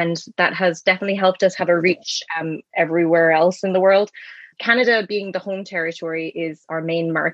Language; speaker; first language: English; native; English